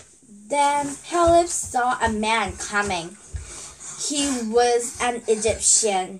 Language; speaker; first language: English; non-native, learner; Korean